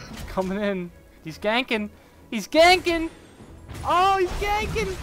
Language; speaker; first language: English; native; English